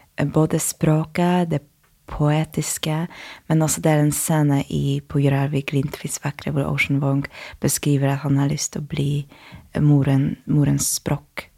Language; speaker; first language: Norwegian; non-native, fluent; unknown